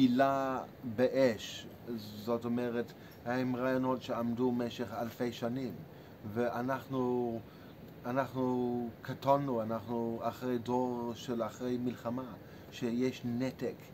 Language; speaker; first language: Hebrew; non-native, fluent; English